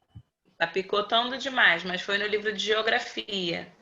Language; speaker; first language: Portuguese; native; Portuguese